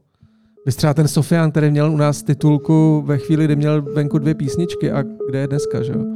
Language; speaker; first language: Czech; native; Czech